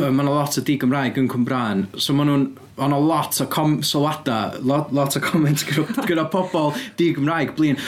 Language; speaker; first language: Welsh; native; Welsh